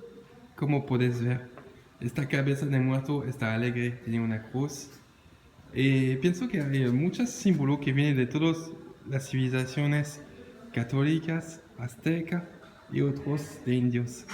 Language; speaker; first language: Spanish; non-native, learner; French